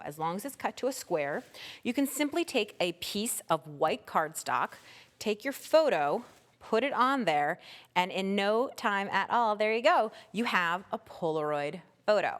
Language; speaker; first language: English; native; English